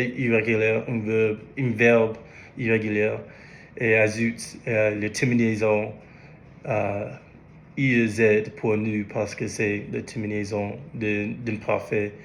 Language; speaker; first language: French; non-native, learner; English